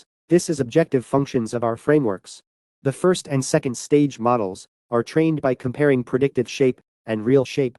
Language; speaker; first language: English; non-native, fluent; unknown